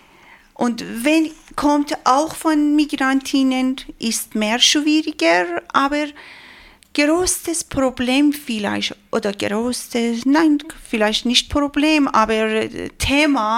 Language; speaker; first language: German; non-native, learner; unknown